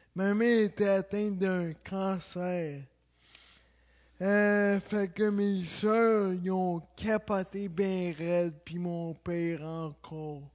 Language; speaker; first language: French; native; French